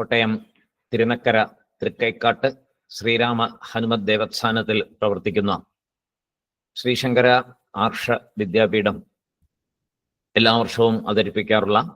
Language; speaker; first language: Malayalam; native; Malayalam